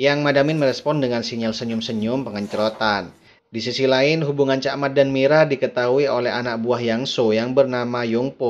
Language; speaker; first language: Indonesian; native; Indonesian